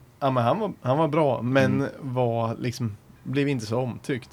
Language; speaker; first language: Swedish; native; Swedish